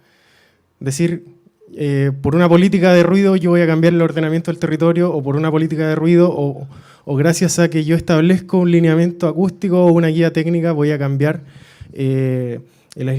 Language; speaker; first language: Spanish; native; Spanish